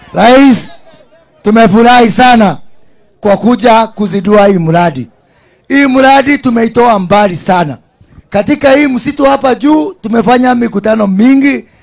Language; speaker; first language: Swahili; non-native, local second language; Kikuyu